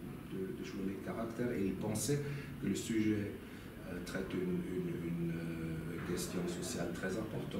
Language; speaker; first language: French; non-native, local second language; German